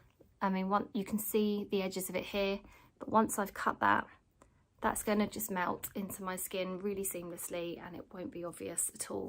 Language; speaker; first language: English; native; English